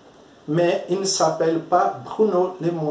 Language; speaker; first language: French; non-native, fluent; Portuguese